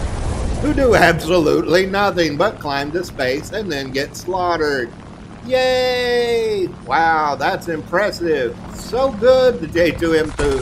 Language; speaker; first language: English; native; English